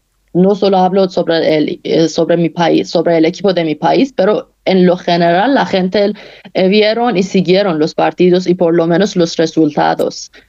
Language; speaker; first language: Spanish; non-native, fluent; Persian